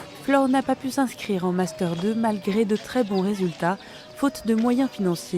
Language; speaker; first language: French; native; French